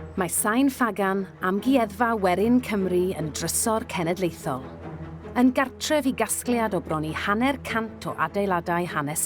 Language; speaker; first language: Welsh; native; Welsh